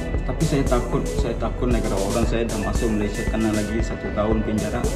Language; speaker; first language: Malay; non-native, fluent; Rohingya